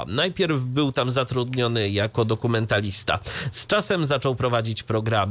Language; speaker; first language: Polish; native; Polish